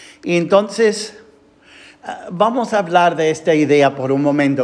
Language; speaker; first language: Spanish; non-native, fluent; English